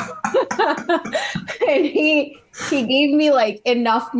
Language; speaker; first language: English; non-native, fluent; Portuguese